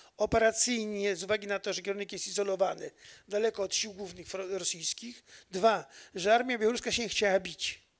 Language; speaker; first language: Polish; native; Polish